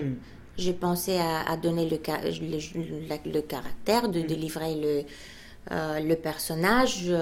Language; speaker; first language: French; non-native, fluent; Bulgarian